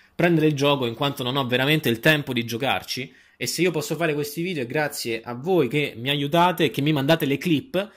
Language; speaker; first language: Italian; native; Italian